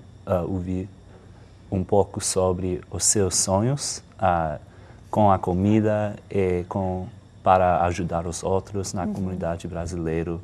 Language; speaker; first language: Portuguese; non-native, learner; English